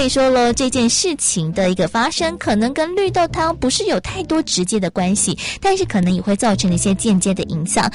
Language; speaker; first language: Chinese; native; Chinese